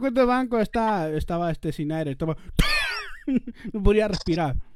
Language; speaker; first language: Spanish; early bilingual, heritage; Spanish